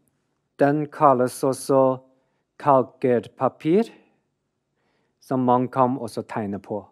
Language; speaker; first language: Norwegian; non-native, fluent; Chinese